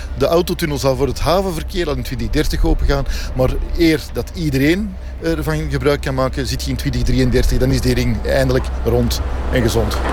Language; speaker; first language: Dutch; native; Dutch